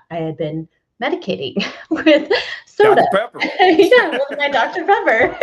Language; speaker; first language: English; native; English